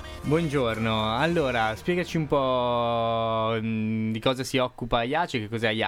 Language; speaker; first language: Italian; native; Italian